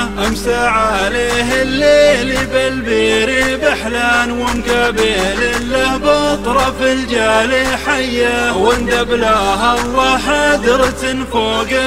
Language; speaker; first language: Arabic; native; Arabic